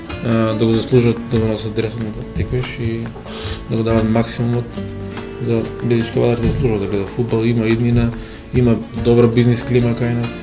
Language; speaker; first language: Macedonian; native; Macedonian